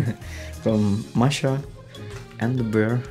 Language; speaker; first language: English; non-native, learner; Indonesian